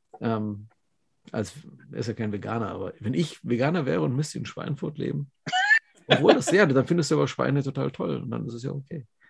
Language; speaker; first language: German; native; German